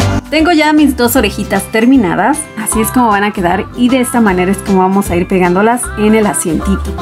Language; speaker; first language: Spanish; native; Spanish